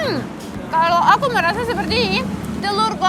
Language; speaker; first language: Indonesian; non-native, fluent; Russian